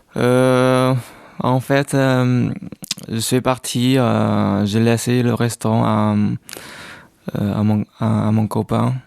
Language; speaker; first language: French; non-native, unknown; Chinese